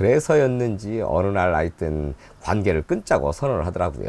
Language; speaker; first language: Korean; native; Korean